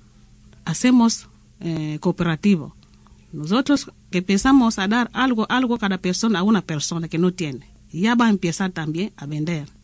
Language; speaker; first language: Spanish; non-native, learner; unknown